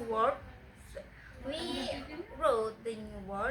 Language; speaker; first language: English; non-native, learner; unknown